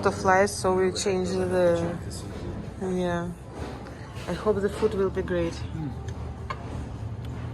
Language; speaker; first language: English; non-native, learner; Russian